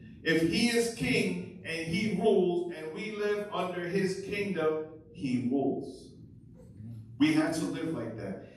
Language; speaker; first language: English; early bilingual, other home language; Spanish